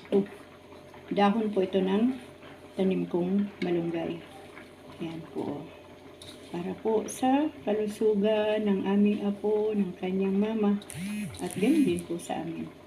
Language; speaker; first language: Filipino; native; Filipino